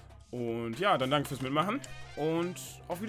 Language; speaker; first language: German; native; German